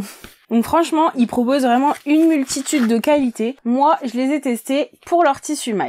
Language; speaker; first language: French; native; French